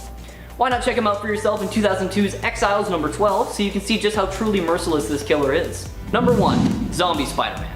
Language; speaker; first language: English; native; English